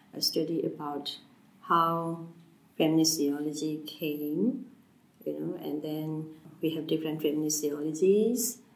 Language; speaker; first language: English; non-native, fluent; Burmese